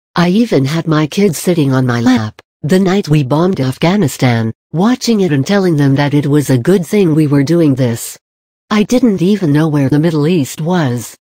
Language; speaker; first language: English; native; English